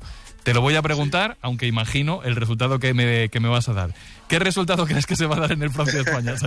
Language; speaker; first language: Spanish; native; Spanish